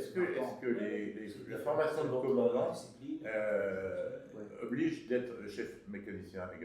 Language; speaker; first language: French; native; French